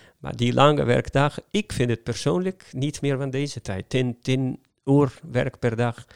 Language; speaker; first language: Dutch; non-native, fluent; Arabic